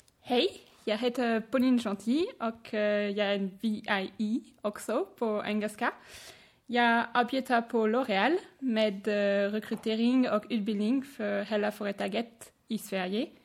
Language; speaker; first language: Swedish; non-native, learner; French